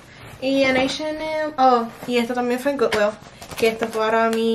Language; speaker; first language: Spanish; early bilingual, heritage; Spanish